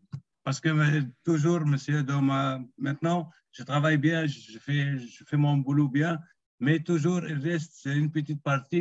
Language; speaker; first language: French; non-native, local second language; Arabic